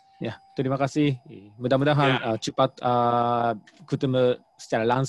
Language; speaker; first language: Indonesian; non-native, fluent; Japanese